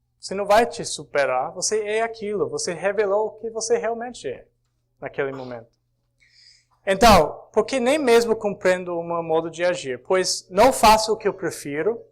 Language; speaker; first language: Portuguese; non-native, fluent; English